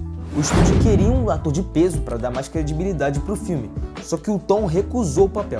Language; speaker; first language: Portuguese; native; Portuguese